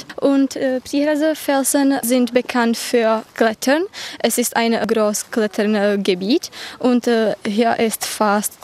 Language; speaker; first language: German; non-native, fluent; Czech